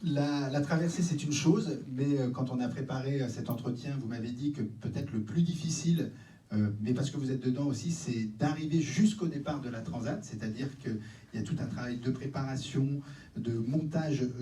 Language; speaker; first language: French; native; French